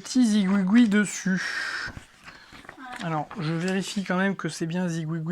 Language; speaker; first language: French; native; French